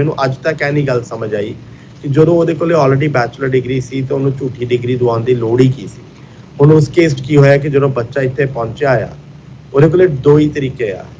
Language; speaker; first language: Punjabi; early bilingual, heritage; Punjabi